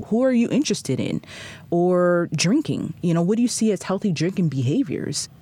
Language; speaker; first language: English; native; English